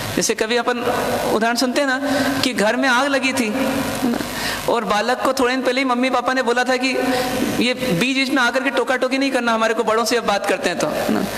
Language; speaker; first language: Hindi; non-native, local second language; Marwari